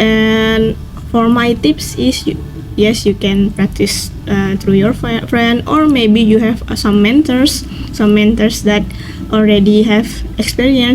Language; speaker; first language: English; non-native, learner; Indonesian